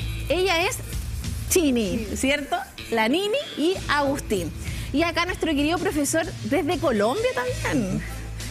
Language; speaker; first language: Spanish; native; Spanish